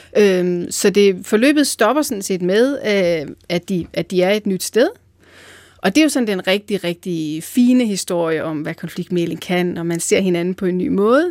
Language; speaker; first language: Danish; native; Danish